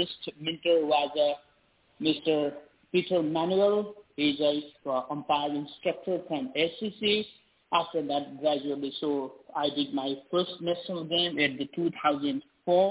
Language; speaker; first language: English; non-native, local second language; Nepali